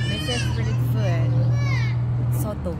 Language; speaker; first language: English; non-native, learner; Indonesian